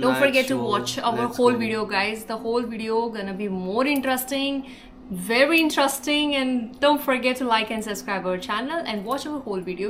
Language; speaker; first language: English; non-native, local second language; Hindi